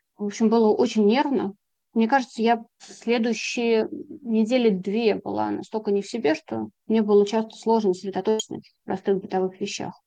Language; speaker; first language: Russian; native; Russian